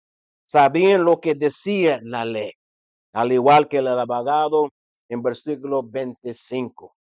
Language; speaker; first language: Spanish; non-native, fluent; English